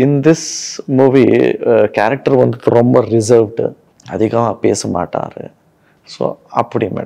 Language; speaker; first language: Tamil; non-native, learner; Kannada